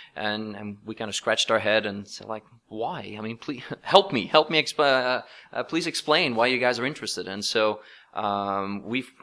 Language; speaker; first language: English; non-native, fluent; Dutch